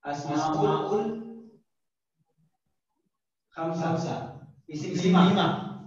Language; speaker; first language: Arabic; non-native, fluent; Indonesian